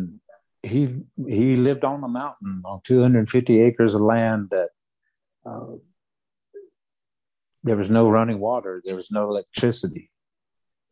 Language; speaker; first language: English; early bilingual, other home language; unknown